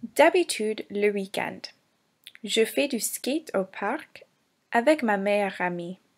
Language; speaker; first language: French; non-native, fluent; English